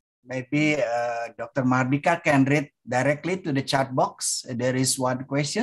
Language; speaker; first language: English; non-native, fluent; Indonesian